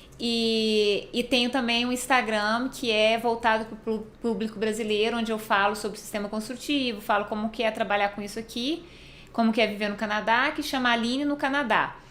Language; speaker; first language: Portuguese; native; Portuguese